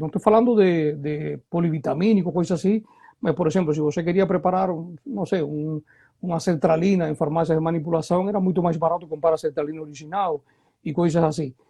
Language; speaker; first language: Portuguese; non-native, fluent; Spanish